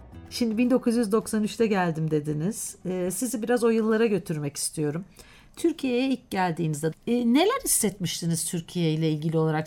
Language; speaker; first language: Turkish; native; Turkish